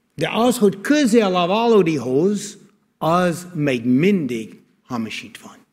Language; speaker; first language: Hungarian; non-native, fluent; English